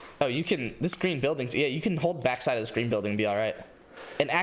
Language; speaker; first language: English; native; English